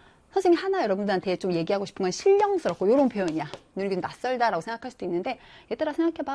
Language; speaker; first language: Korean; native; Korean